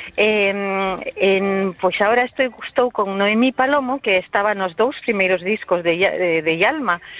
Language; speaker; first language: Galician; early bilingual, heritage; Galician